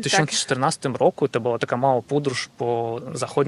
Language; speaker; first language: Polish; non-native, learner; Russian